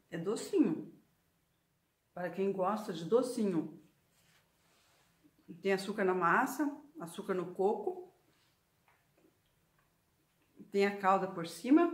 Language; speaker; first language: Portuguese; native; Portuguese